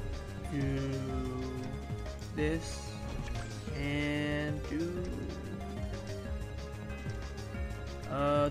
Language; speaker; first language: English; native; English